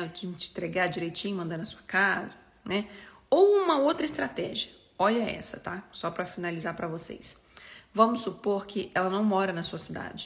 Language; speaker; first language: Portuguese; native; Portuguese